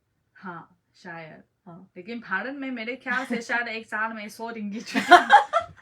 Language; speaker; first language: Hindi; non-native, fluent; Chinese